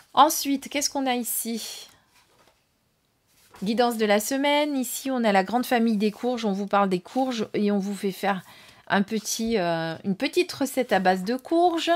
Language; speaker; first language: French; native; French